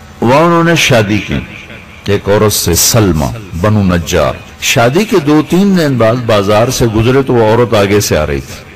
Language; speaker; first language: Urdu; non-native, local second language; Punjabi